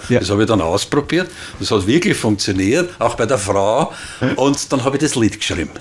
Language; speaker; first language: German; native; German